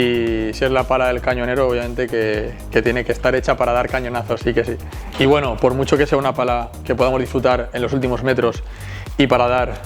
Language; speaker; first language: Spanish; native; Spanish